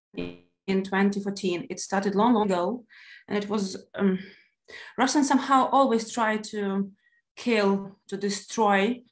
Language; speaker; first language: English; non-native, fluent; Ukrainian